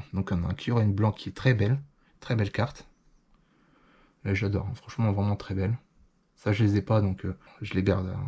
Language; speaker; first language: French; native; French